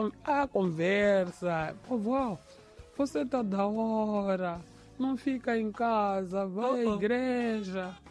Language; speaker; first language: Portuguese; non-native, local second language; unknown